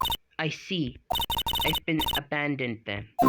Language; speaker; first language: English; native; English